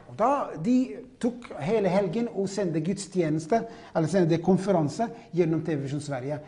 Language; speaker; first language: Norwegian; non-native, fluent; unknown